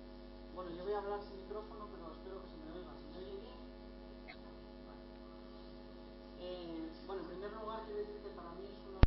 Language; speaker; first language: Spanish; native; Spanish